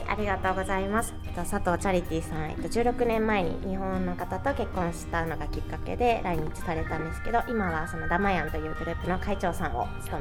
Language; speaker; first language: Japanese; native; Japanese